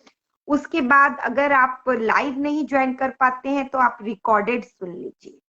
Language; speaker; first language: Hindi; native; Hindi